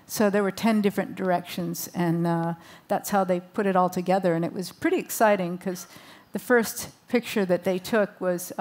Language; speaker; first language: English; native; English